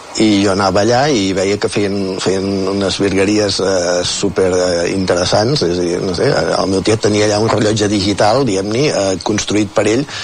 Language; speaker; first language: Catalan; native; Catalan